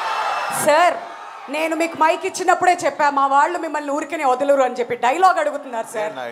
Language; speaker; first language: Telugu; native; Telugu